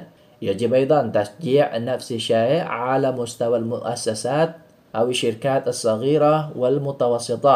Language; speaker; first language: Arabic; non-native, fluent; Indonesian